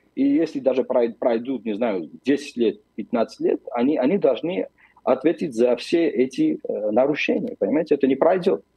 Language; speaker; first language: Russian; non-native, local second language; Armenian